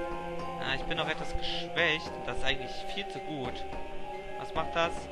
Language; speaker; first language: German; native; German